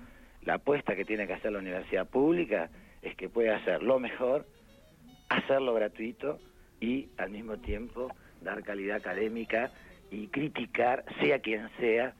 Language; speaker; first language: Spanish; native; Spanish